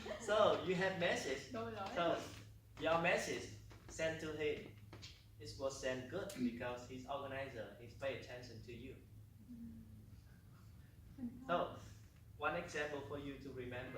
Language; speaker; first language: English; non-native, learner; Vietnamese